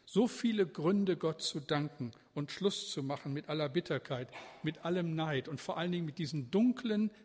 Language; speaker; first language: German; native; German